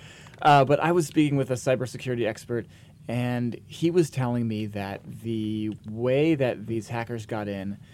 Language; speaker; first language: English; native; English